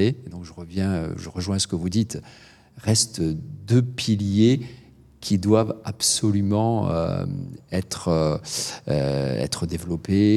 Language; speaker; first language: French; native; French